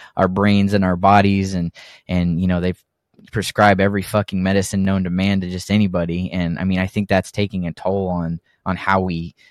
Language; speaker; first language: English; native; English